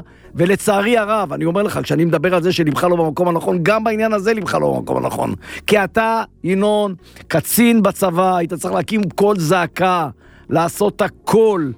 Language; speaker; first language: Hebrew; native; Hebrew